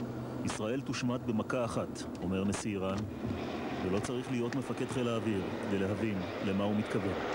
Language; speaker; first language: Hebrew; native; Hebrew